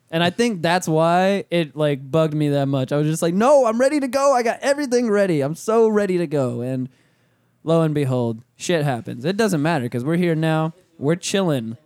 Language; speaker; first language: English; native; English